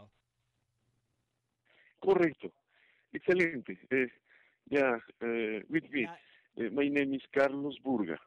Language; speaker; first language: English; non-native, learner; Spanish